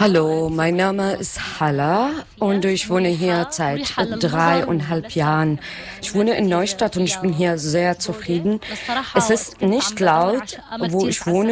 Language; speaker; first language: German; non-native, learner; Arabic